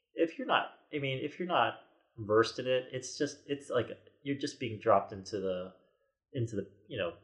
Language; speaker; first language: English; native; English